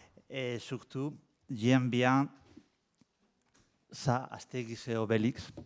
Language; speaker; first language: French; non-native, learner; Spanish